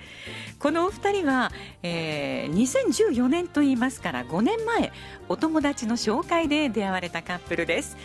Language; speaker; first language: Japanese; native; Japanese